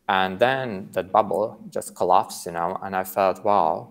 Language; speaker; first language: English; non-native, fluent; Latvian